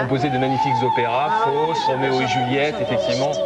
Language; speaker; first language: French; native; French